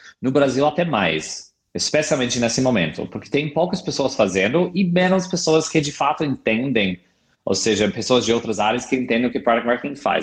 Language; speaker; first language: Portuguese; non-native, fluent; English